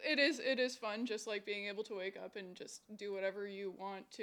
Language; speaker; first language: English; native; English